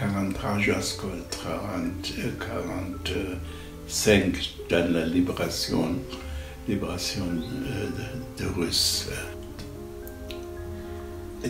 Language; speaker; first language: French; non-native, learner; German